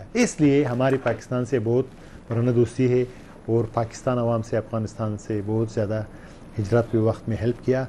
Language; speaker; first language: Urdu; non-native, learner; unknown